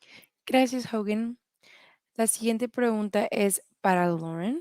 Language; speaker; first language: Spanish; early bilingual, heritage; Spanish